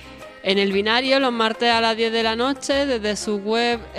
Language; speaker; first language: Spanish; native; Spanish